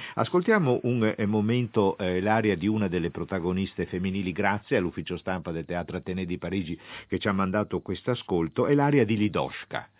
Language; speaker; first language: Italian; native; Italian